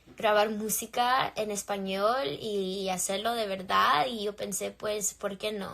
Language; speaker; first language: Spanish; early bilingual, other home language; English